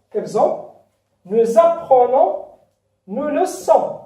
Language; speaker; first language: French; non-native, local second language; Arabic